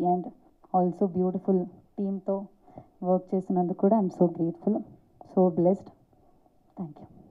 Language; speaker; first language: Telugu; non-native, learner; Malayalam